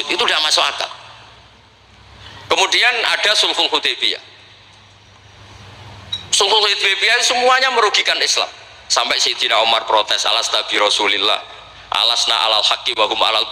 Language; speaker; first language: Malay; non-native, local second language; Javanese